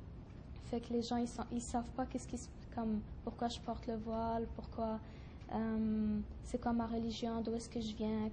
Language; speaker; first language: French; early bilingual, other home language; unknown